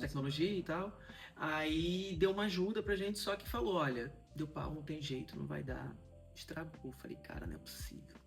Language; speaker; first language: Portuguese; native; Portuguese